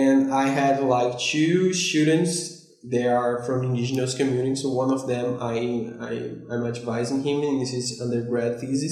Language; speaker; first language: English; non-native, fluent; Portuguese